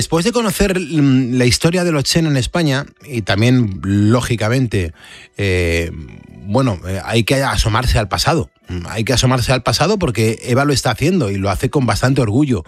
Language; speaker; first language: Spanish; native; Spanish